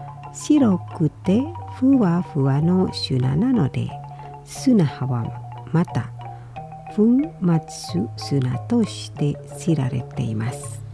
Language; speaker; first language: Japanese; non-native, fluent; Indonesian